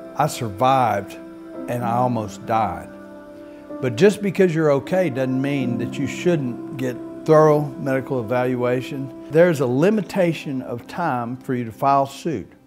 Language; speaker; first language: English; native; English